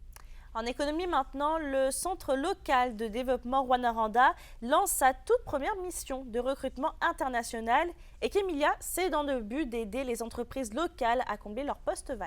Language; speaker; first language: French; native; French